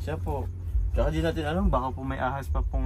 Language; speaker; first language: Filipino; native; Filipino